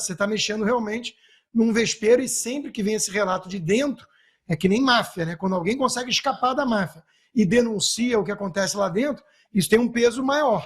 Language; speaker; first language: Portuguese; native; Portuguese